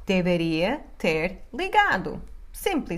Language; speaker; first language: Portuguese; non-native, fluent; English